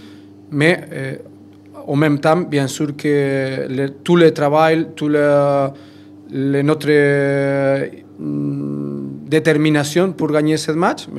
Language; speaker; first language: French; non-native, fluent; Spanish